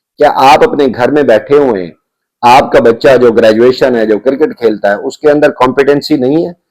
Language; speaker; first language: Urdu; non-native, local second language; Punjabi